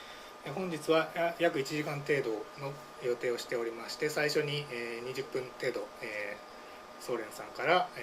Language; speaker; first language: Japanese; native; Japanese